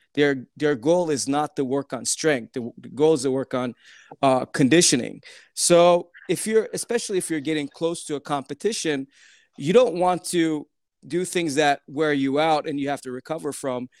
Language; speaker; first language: English; early bilingual, other home language; Turkish